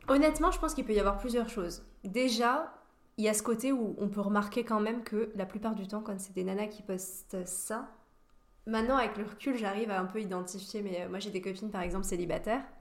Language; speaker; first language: French; native; French